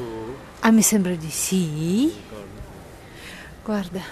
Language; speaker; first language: Italian; non-native, learner; Russian